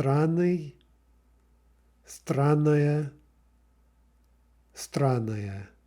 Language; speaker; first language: Russian; non-native, fluent; English